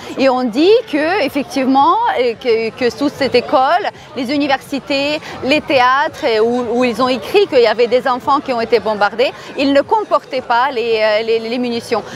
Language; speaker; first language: French; non-native, fluent; Ukrainian